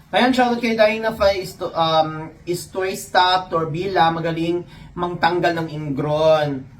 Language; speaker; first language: Filipino; non-native, local second language; Cebuano